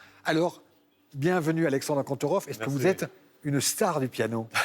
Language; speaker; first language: French; native; French